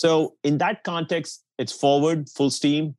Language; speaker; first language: English; non-native, local second language; Tamil